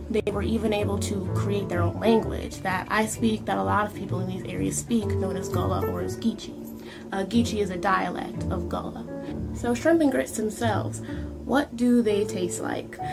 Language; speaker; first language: English; native; English